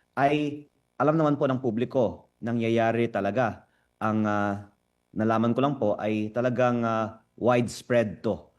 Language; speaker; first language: Filipino; native; Filipino